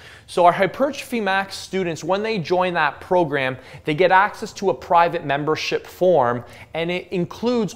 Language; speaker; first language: English; native; English